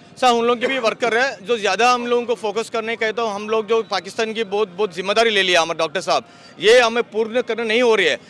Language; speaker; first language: Hindi; non-native, local second language; Kannada